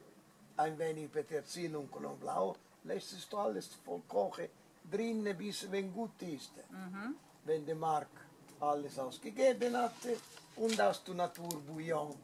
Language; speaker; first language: German; non-native, learner; Italian